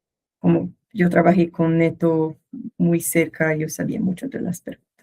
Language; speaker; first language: Spanish; non-native, learner; Portuguese